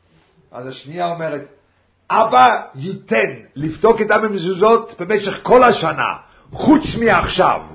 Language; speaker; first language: Hebrew; non-native, fluent; English